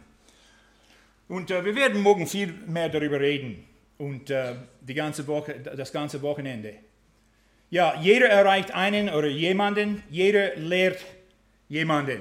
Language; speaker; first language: German; non-native, fluent; English